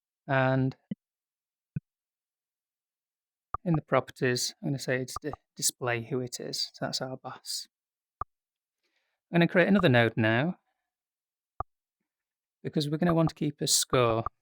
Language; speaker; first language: English; native; English